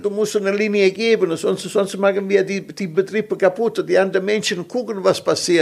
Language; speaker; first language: German; non-native, local second language; Italian